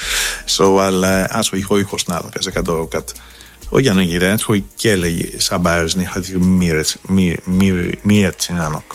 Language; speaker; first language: Hungarian; non-native, fluent; Greek